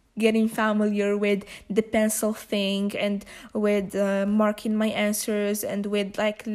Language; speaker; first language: English; non-native, fluent; Arabic